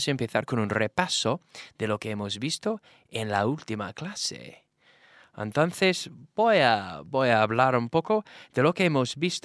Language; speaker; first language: Spanish; non-native, fluent; English